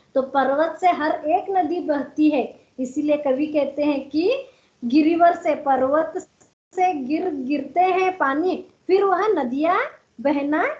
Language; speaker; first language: Hindi; non-native, local second language; Kannada